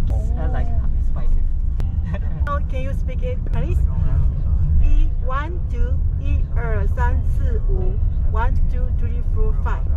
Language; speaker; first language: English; non-native, learner; Korean